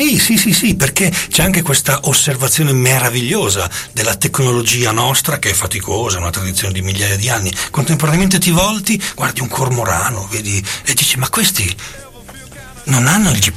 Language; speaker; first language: Italian; native; Italian